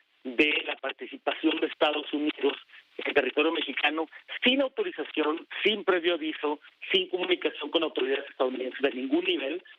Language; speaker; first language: Spanish; native; Spanish